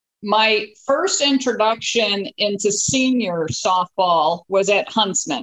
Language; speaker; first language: English; native; English